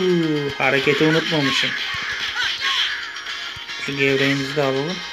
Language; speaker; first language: Turkish; native; Turkish